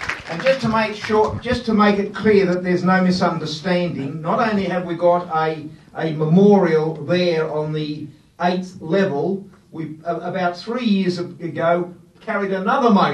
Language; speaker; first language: English; native; English